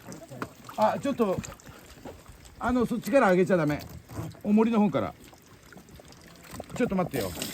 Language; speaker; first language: Japanese; native; Japanese